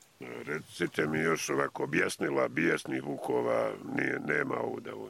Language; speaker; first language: Croatian; native; Croatian